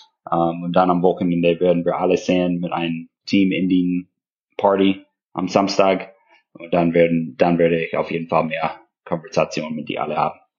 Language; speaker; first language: German; non-native, fluent; English